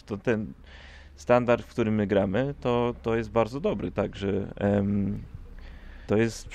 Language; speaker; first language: Polish; non-native, fluent; English